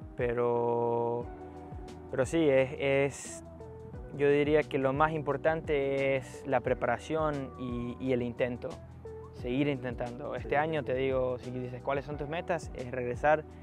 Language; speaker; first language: Spanish; early bilingual, heritage; Spanish